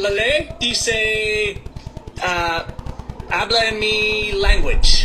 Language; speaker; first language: Spanish; non-native, learner; English